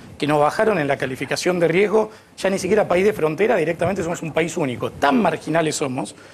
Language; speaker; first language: Spanish; native; Spanish